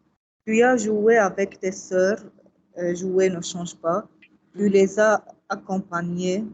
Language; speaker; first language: French; non-native, learner; Arabic